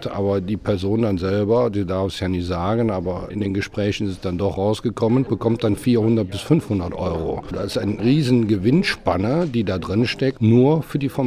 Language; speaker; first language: German; native; German